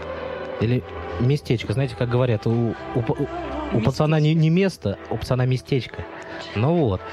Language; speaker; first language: Russian; native; Russian